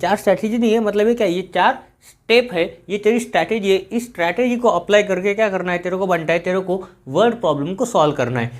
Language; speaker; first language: Hindi; non-native, local second language; Marathi